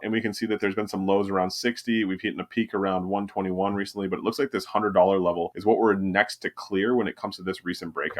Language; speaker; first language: English; native; English